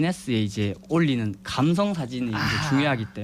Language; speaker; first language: Korean; native; Korean